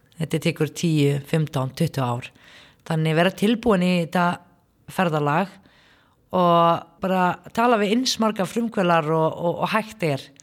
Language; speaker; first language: Icelandic; non-native, fluent; Arabic